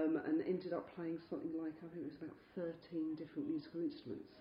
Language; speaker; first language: English; native; English